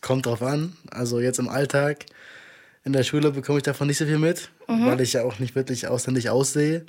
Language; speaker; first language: German; native; German